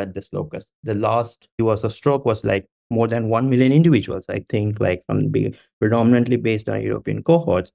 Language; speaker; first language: English; non-native, local second language; Tamil